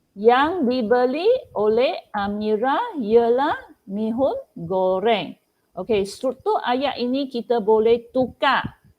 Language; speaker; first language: Malay; non-native, local second language; Chinese